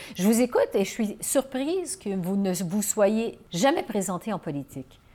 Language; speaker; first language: French; native; French